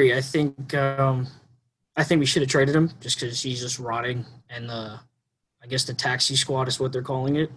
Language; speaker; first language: English; native; English